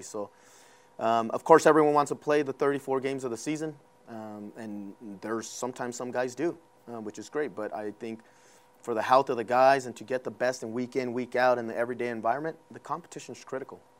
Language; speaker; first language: English; early bilingual, other home language; Spanish